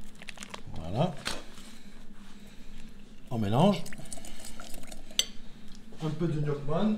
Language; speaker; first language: French; native; French